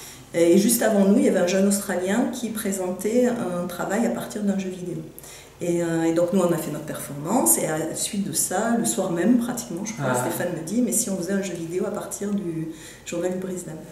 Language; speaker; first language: French; native; French